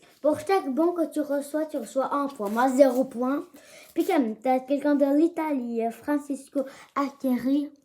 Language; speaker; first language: French; native; French